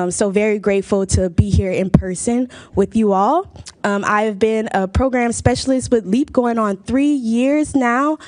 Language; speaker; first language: English; native; English